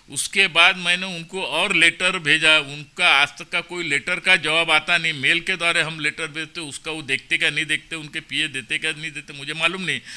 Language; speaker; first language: Hindi; non-native, local second language; Marathi